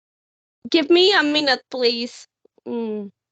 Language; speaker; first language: English; non-native, learner; Spanish